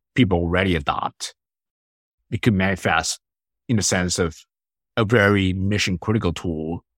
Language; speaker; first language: English; non-native, fluent; Chinese